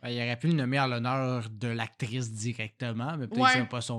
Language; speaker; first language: French; native; French